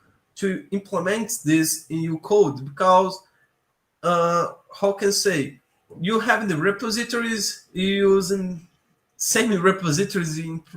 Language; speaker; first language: English; non-native, learner; Portuguese